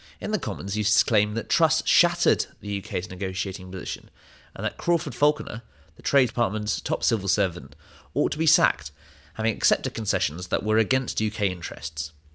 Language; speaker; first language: English; native; English